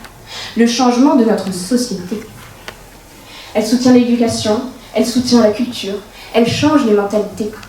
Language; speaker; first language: French; native; French